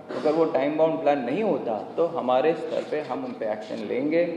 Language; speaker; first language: Hindi; non-native, local second language; Marathi